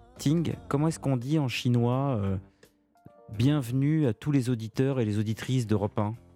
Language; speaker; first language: French; native; French